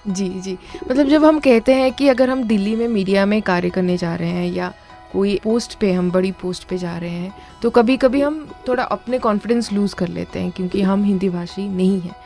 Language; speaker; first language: Hindi; non-native, local second language; Odia